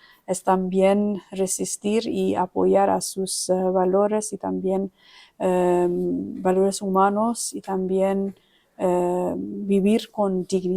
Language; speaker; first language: Spanish; non-native, fluent; Persian